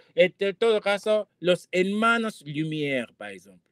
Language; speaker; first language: Spanish; non-native, fluent; Japanese